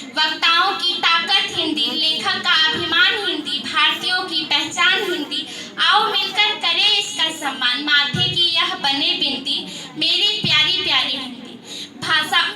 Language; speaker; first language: Hindi; native; Hindi